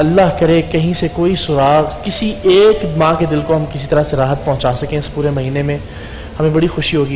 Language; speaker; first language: Urdu; native; Urdu